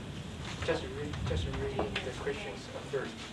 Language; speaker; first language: English; non-native, learner; Chinese